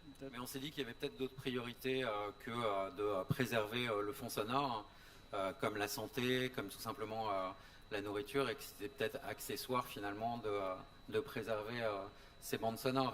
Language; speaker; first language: French; native; French